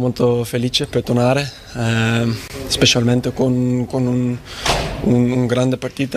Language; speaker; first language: Italian; non-native, learner; Dutch